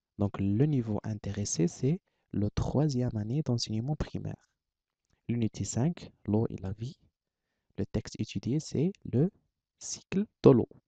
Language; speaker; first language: French; non-native, local second language; Arabic